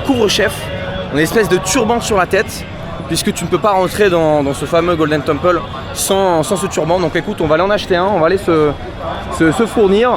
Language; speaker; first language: French; native; French